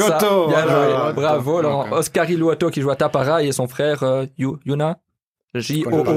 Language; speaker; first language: French; native; French